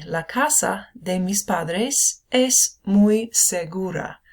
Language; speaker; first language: Spanish; non-native, fluent; English